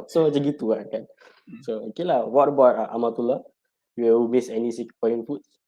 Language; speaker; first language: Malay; native; Malay